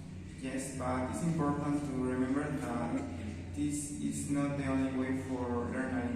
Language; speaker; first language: English; non-native, learner; Spanish